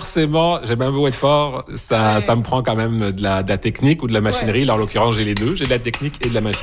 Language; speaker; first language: French; native; French